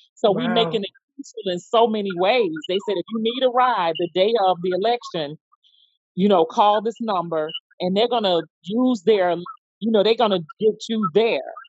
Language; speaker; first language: English; native; English